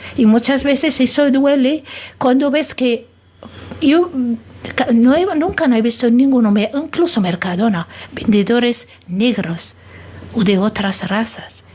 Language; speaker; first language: Spanish; non-native, fluent; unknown